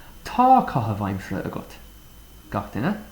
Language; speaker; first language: Irish; non-native, local second language; English